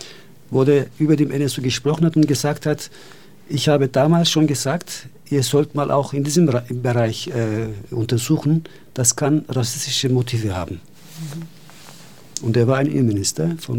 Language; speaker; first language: German; non-native, fluent; Turkish